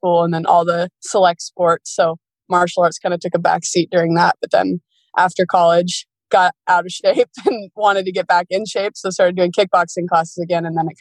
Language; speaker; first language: English; native; English